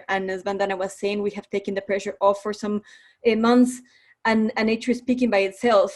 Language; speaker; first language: English; non-native, fluent; Spanish